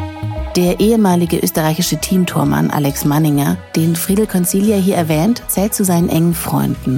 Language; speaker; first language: German; native; German